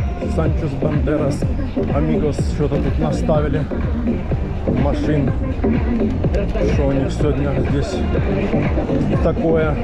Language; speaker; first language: Russian; native; Russian